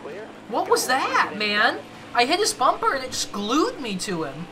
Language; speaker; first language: English; native; English